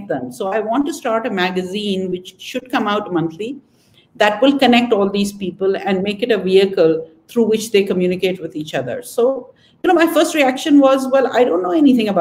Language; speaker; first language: English; non-native, local second language; Urdu